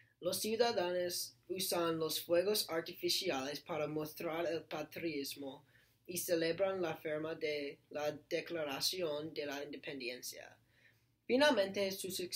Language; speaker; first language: Spanish; non-native, learner; English